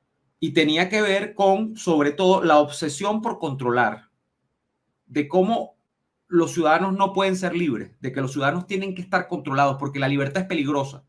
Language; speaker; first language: Spanish; native; Spanish